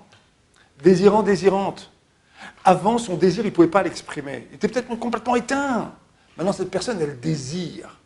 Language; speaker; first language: French; native; French